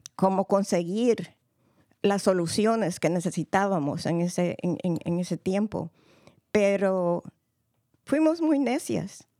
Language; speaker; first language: Spanish; early bilingual, heritage; Spanish